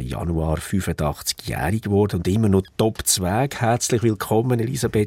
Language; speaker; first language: German; native; German